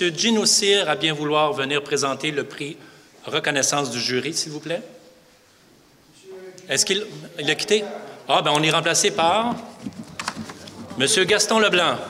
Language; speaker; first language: French; native; French